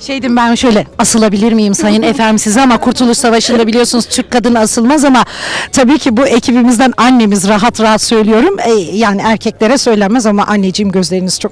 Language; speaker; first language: Turkish; native; Turkish